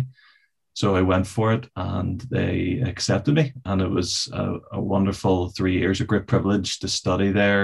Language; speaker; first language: English; native; English